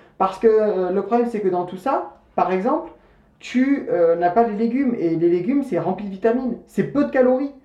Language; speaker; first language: French; native; French